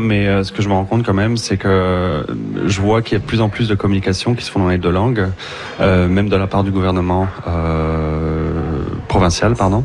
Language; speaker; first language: French; native; French